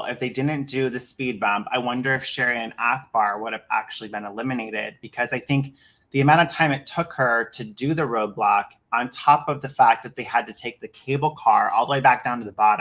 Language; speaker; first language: English; native; English